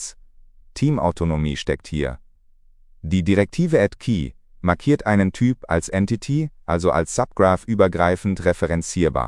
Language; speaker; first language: German; native; German